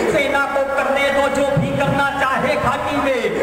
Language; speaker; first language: Hindi; native; Hindi